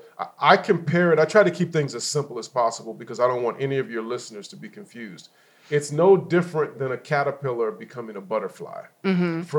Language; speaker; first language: English; native; English